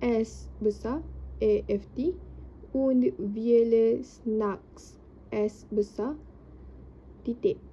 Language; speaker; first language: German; non-native, learner; Indonesian